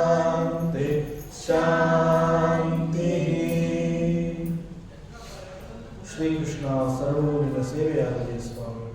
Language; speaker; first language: Kannada; native; Kannada